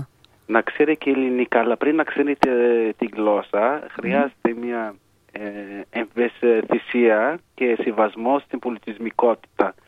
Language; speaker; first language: Greek; non-native, fluent; Arabic